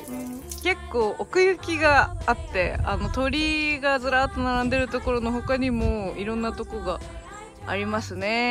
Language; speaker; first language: Japanese; native; Japanese